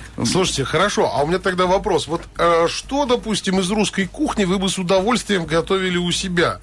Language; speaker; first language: Russian; native; Russian